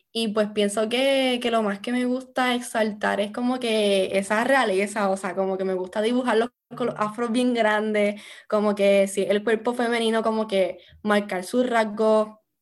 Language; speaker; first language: Spanish; native; Spanish